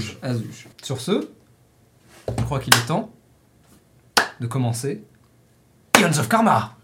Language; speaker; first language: French; native; French